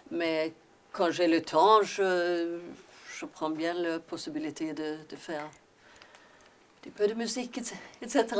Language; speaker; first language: French; non-native, learner; Swedish